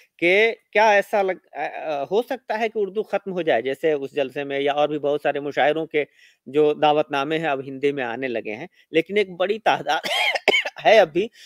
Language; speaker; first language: Urdu; native; Urdu